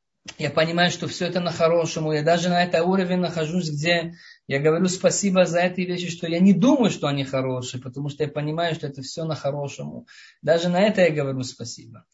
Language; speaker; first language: Russian; early bilingual, heritage; Russian